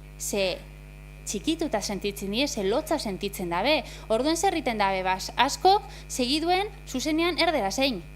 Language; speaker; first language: Basque; native; Basque